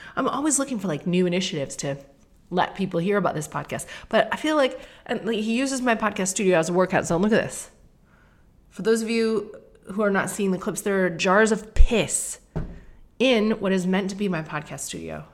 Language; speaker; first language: English; native; English